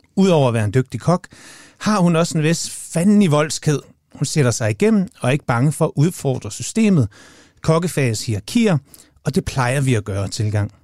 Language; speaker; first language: Danish; native; Danish